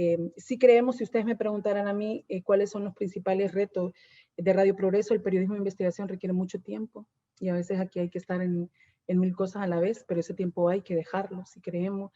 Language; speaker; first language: Spanish; native; Spanish